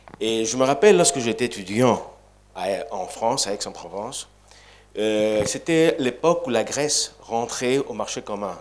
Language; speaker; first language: French; non-native, fluent; Greek